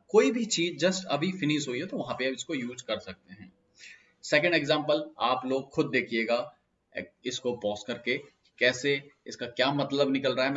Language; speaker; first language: Hindi; native; Hindi